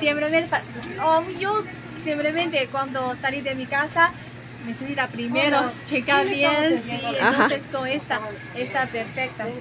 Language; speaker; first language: Spanish; non-native, learner; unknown